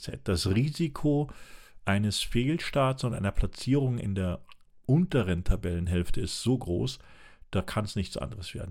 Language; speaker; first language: German; native; German